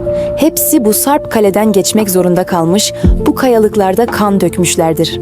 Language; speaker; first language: Turkish; native; Turkish